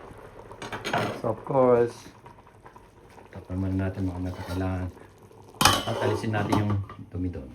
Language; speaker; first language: Filipino; native; Filipino